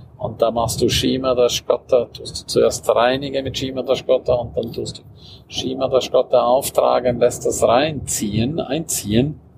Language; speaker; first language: German; non-native, local second language; Romansh